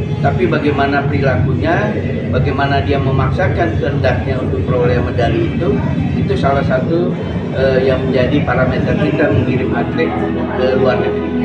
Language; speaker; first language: Indonesian; native; Indonesian